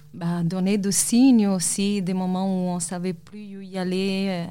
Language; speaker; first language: French; non-native, fluent; Portuguese